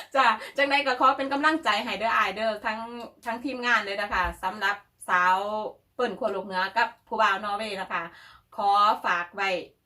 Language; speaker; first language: Thai; native; Thai